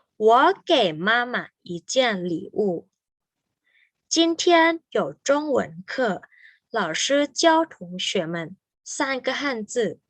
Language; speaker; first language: Chinese; non-native, fluent; Thai